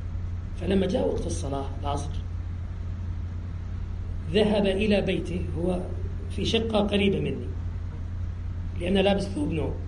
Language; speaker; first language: Arabic; native; Arabic